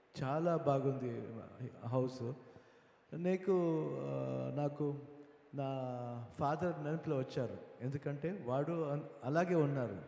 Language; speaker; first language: Telugu; non-native, learner; Kannada